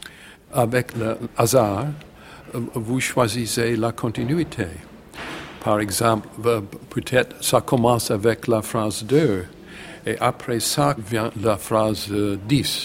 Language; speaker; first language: French; non-native, learner; English